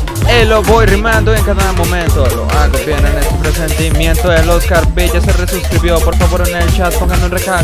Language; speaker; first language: Spanish; native; Spanish